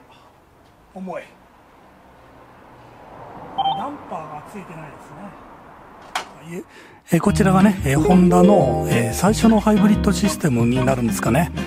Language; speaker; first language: Japanese; native; Japanese